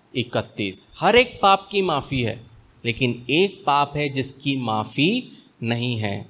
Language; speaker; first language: Hindi; native; Hindi